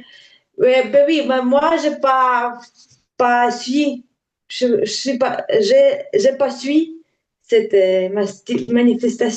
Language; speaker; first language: French; non-native, learner; Ukrainian